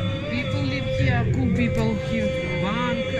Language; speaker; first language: English; non-native, learner; Russian